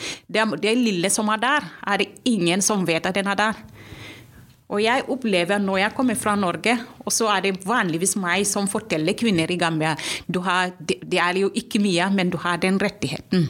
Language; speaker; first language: Norwegian; non-native, fluent; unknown